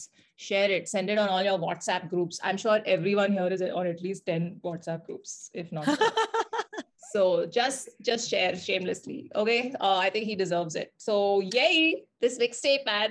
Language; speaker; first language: English; non-native, local second language; Hindi